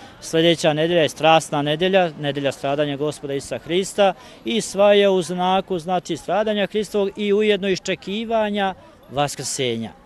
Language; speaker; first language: Serbian; native; Serbian